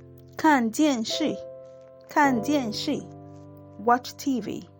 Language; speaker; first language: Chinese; non-native, fluent; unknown